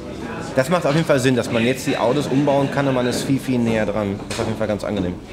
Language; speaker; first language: German; native; German